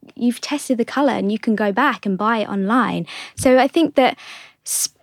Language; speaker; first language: English; native; English